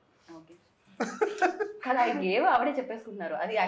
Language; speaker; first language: Telugu; native; Telugu